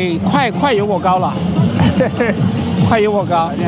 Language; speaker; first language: Chinese; non-native, fluent; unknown